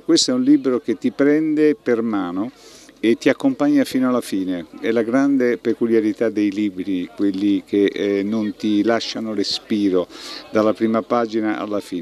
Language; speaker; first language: Italian; native; Italian